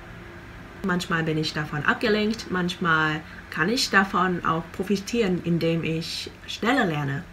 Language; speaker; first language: German; non-native, fluent; Vietnamese